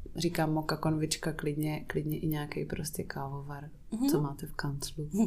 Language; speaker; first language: Czech; native; Czech